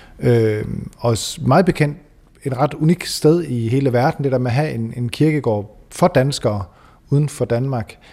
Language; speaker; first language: Danish; native; Danish